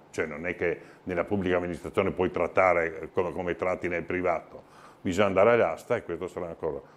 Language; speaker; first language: Italian; native; Italian